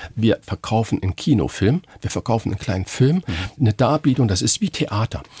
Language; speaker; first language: German; native; German